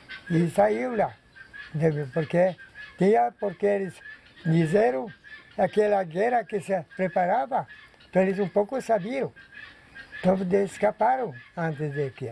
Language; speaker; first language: Portuguese; non-native, local second language; Polish